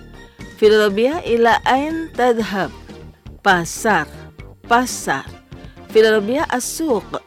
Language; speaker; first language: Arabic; non-native, fluent; Indonesian